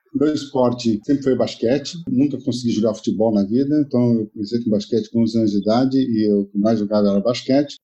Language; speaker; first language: Portuguese; native; Portuguese